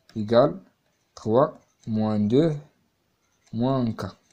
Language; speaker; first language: French; non-native, local second language; Arabic